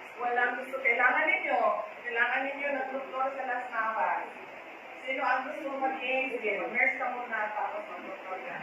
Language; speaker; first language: Filipino; non-native, local second language; Bikol